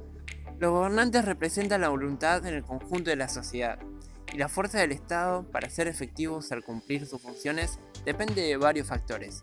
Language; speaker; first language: Spanish; native; Spanish